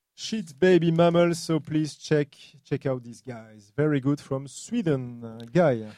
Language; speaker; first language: English; non-native, fluent; French